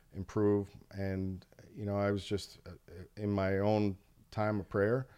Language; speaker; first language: English; early bilingual, other home language; Spanish